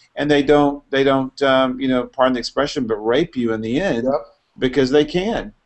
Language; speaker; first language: English; native; English